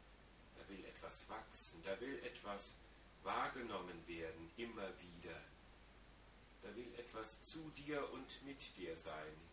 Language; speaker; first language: German; native; German